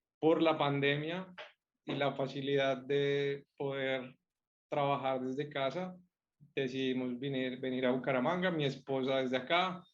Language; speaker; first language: Spanish; native; Spanish